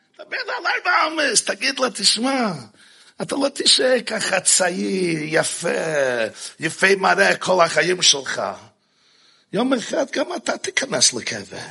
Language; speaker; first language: Hebrew; non-native, fluent; English